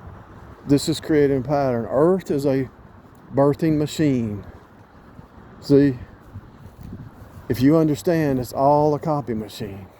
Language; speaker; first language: English; native; English